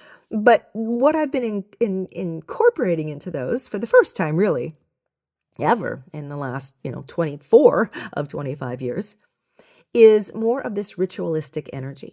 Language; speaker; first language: English; native; English